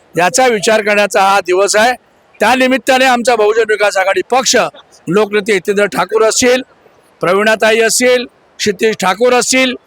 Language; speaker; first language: Marathi; native; Marathi